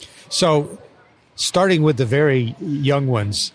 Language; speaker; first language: English; native; English